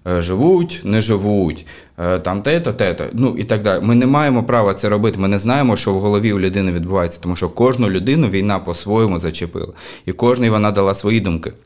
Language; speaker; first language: Ukrainian; non-native, local second language; Russian